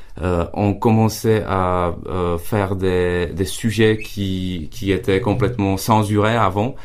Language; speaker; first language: French; non-native, fluent; Czech